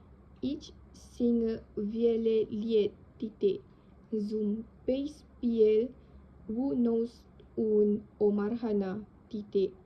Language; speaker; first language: German; non-native, learner; Indonesian